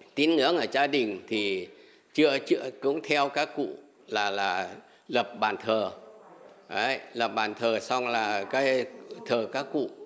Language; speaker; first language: Vietnamese; non-native, local second language; Tày